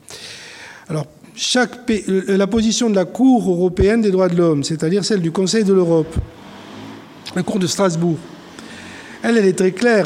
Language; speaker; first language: French; native; French